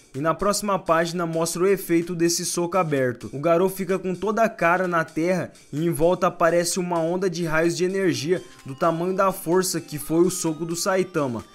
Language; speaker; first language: Portuguese; native; Portuguese